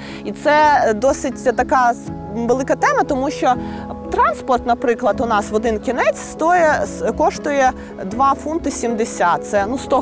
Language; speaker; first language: Ukrainian; native; Ukrainian